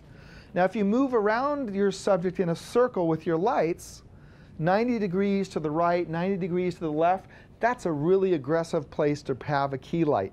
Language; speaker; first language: English; native; English